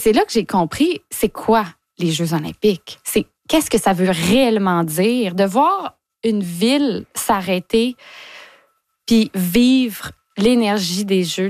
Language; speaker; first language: French; native; French